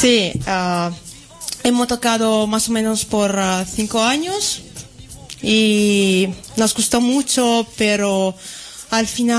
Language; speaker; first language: Spanish; non-native, learner; Italian